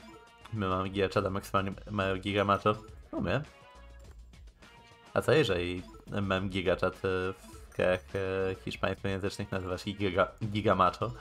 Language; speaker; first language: Polish; native; Polish